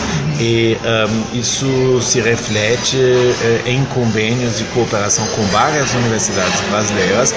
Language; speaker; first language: Portuguese; non-native, fluent; German